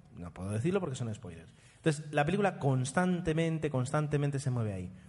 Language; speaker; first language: Spanish; non-native, fluent; Italian